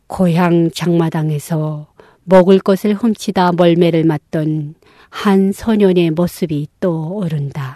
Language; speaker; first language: Korean; non-native, local second language; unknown